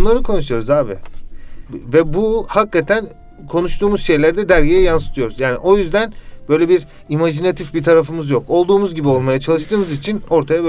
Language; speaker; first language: Turkish; native; Turkish